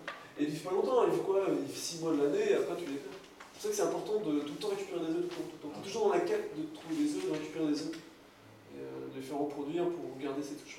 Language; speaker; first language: French; native; French